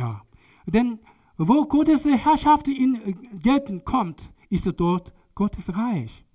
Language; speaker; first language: German; non-native, learner; Korean